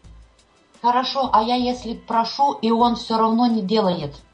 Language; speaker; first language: Russian; non-native, fluent; Lithuanian